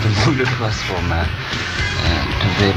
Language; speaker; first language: Dutch; non-native, learner; French